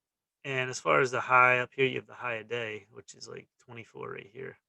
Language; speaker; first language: English; native; English